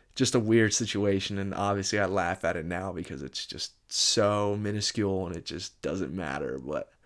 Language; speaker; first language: English; native; English